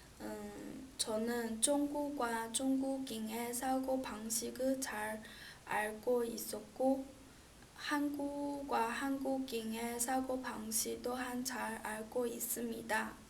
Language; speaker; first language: Korean; non-native, learner; Chinese